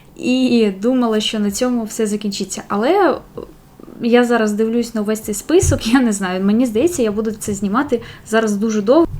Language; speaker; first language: Ukrainian; non-native, local second language; Russian